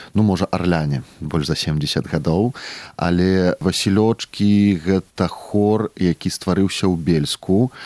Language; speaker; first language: Belarusian; native; Belarusian